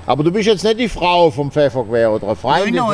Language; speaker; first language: German; native; German